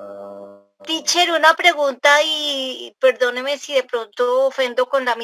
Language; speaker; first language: Spanish; native; Spanish